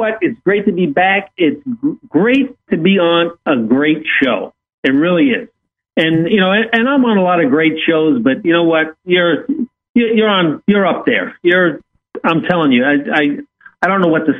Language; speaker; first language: English; native; English